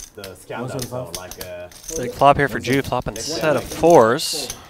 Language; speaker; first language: English; non-native, learner; Japanese